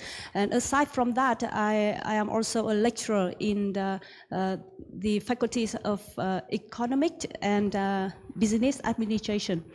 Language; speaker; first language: English; non-native, learner; Vietnamese